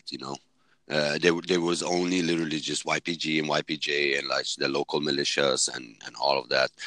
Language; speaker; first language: English; early bilingual, heritage; Swedish